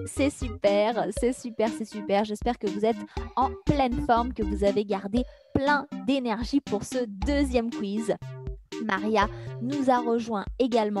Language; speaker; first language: French; native; French